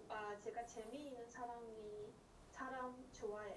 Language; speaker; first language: Korean; non-native, learner; English